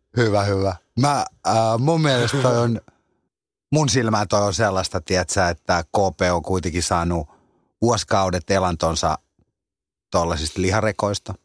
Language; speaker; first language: Finnish; native; Finnish